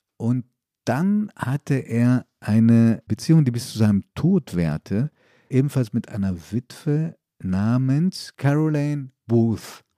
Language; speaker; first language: German; early bilingual, other home language; Italian